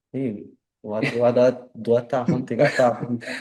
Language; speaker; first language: Indonesian; non-native, learner; Portuguese